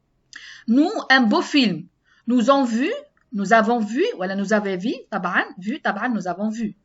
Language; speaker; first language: French; non-native, learner; Arabic